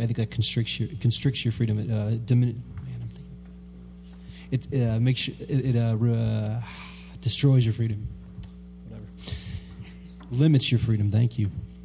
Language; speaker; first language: English; native; English